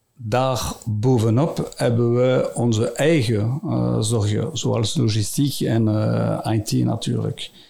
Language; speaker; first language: Dutch; non-native, local second language; French